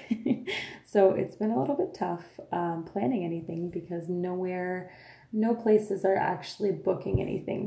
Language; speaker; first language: English; non-native, fluent; French